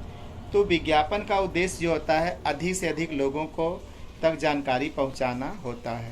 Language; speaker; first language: Hindi; native; Hindi